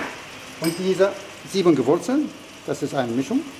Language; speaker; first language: German; non-native, fluent; Arabic